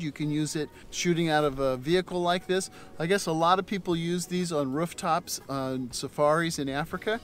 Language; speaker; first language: English; native; English